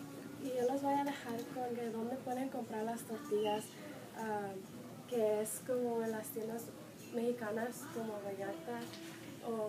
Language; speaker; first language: Spanish; early bilingual, heritage; Spanish